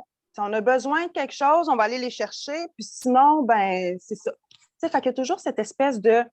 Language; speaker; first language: French; native; French